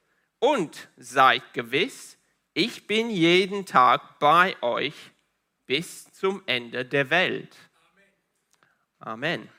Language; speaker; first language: German; non-native, fluent; Italian